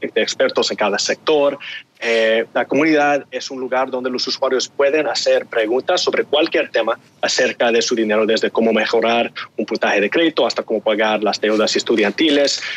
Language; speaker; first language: Spanish; early bilingual, heritage; Spanish